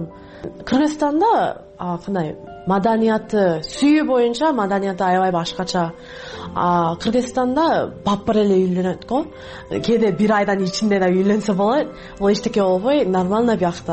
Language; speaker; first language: Kyrgyz; non-native, fluent; English